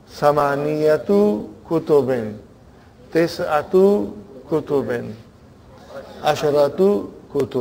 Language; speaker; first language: Arabic; non-native, fluent; Urdu